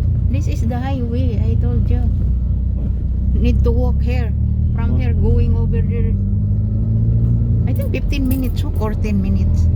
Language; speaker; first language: English; non-native, learner; Filipino